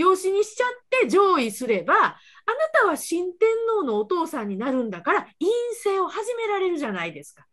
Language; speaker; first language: Japanese; native; Japanese